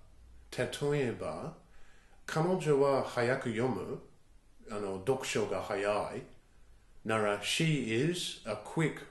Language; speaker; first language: Japanese; non-native, fluent; English